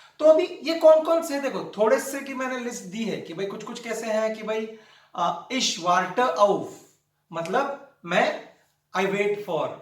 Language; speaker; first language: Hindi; non-native, local second language; Marathi